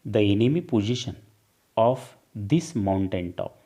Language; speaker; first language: English; non-native, local second language; Marathi